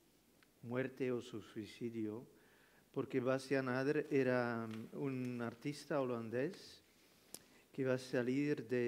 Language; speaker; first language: Spanish; non-native, fluent; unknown